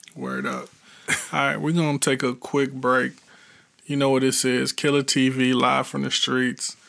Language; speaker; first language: English; native; English